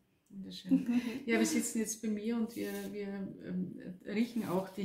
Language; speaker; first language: German; native; German